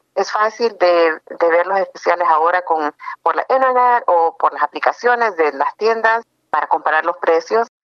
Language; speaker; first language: Spanish; early bilingual, heritage; Spanish